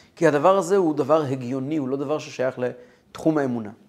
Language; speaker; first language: Hebrew; non-native, fluent; Russian